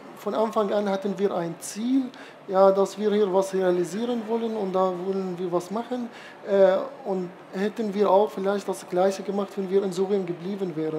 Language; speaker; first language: German; non-native, fluent; Arabic